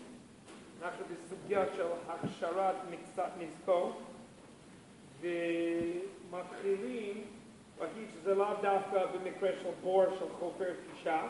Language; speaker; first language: Hebrew; non-native, fluent; English